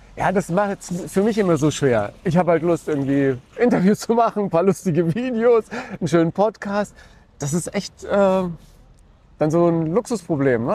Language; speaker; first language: German; native; German